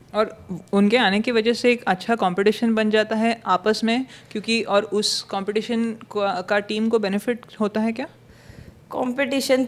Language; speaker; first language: Hindi; native; Hindi